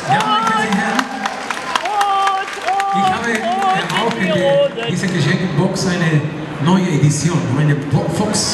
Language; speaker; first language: German; non-native, fluent; Spanish